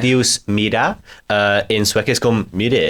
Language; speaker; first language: Catalan; non-native, fluent; English